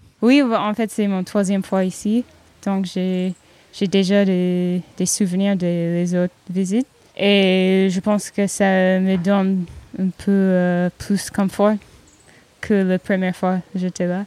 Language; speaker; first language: French; non-native, learner; English